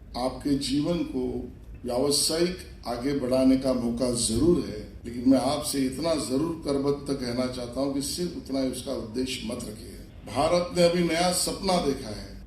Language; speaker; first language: Hindi; non-native, local second language; Marathi